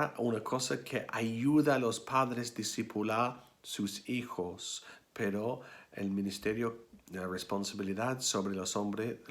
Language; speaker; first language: Spanish; non-native, fluent; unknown